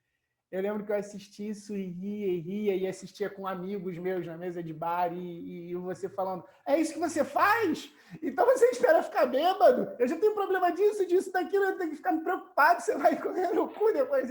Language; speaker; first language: Portuguese; native; Portuguese